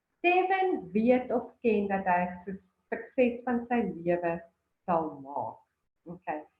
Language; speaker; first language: Afrikaans; native; Afrikaans